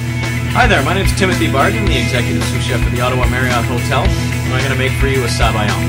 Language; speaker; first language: English; native; English